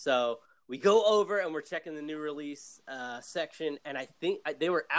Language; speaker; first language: English; native; English